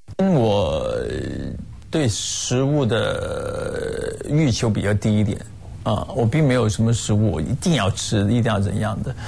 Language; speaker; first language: Chinese; non-native, local second language; Cantonese